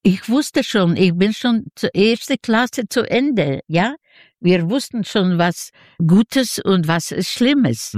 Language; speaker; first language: German; non-native, fluent; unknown